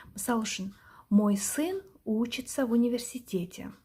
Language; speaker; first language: Russian; non-native, local second language; Kazakh